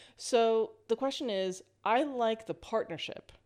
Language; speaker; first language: English; native; English